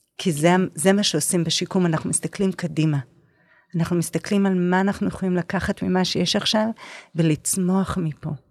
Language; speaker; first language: Hebrew; native; Hebrew